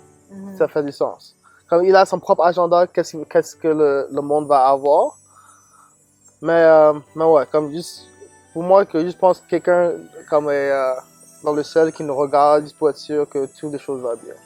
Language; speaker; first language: French; non-native, local second language; English